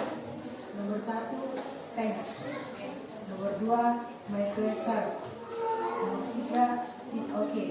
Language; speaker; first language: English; non-native, learner; Indonesian